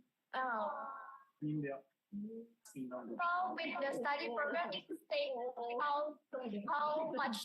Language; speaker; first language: English; non-native, learner; Indonesian